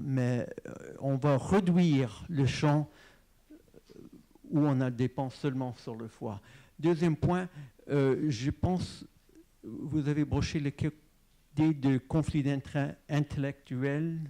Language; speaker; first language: French; non-native, fluent; English